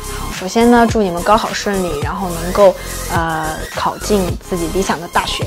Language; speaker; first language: Chinese; native; Chinese